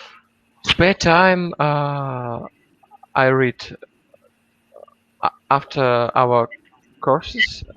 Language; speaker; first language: English; non-native, learner; Russian